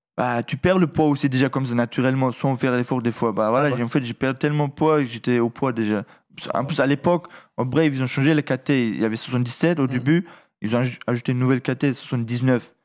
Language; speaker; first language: French; non-native, fluent; Russian